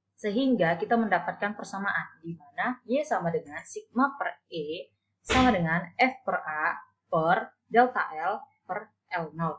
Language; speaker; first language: Indonesian; native; Indonesian